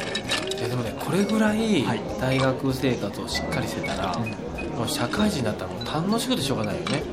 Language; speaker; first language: Japanese; native; Japanese